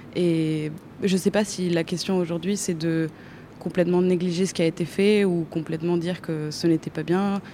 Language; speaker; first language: French; non-native, fluent; Spanish